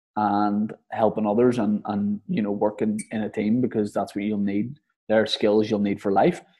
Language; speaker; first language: English; native; English